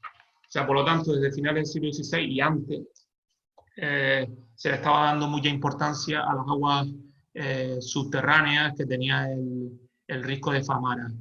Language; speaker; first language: Spanish; native; Spanish